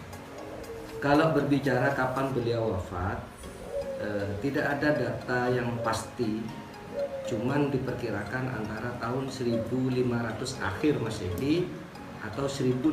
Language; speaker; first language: Indonesian; non-native, local second language; Madurese